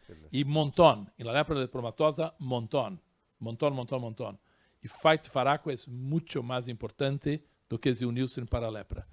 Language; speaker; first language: Spanish; non-native, fluent; Portuguese